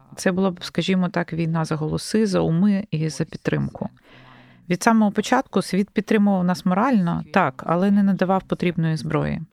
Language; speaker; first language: Ukrainian; native; Ukrainian